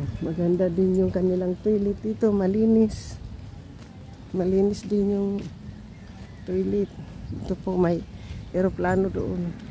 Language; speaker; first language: Filipino; non-native, local second language; Cebuano